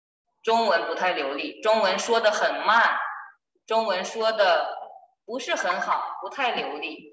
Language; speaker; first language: Chinese; non-native, fluent; Thai